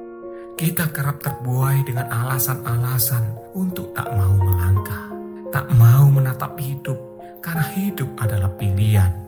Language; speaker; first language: Indonesian; native; Indonesian